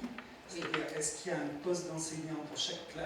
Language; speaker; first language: French; native; French